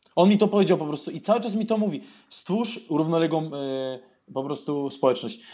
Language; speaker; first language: Polish; early bilingual, heritage; Polish